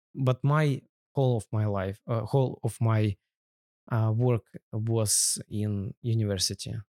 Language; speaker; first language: English; non-native, learner; Ukrainian